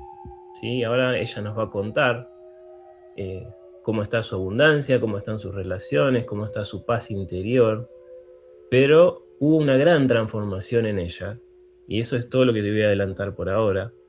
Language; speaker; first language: Spanish; native; Spanish